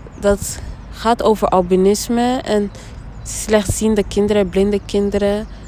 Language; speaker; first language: Dutch; early bilingual, other home language; Rundi